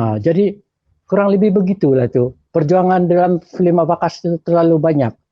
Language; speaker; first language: Malay; native; Malay